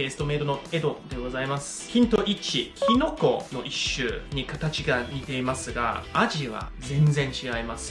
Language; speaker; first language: Japanese; non-native, fluent; English